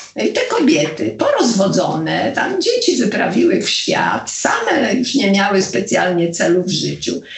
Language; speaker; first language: Polish; native; Polish